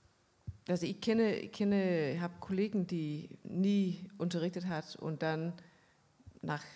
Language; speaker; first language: German; non-native, fluent; Danish